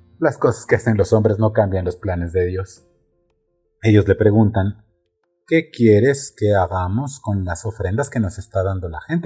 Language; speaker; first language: Spanish; native; Spanish